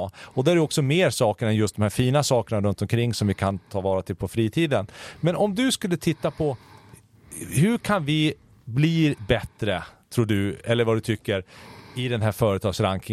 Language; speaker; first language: Swedish; native; Swedish